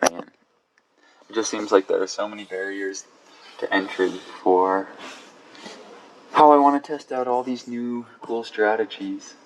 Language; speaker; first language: English; native; English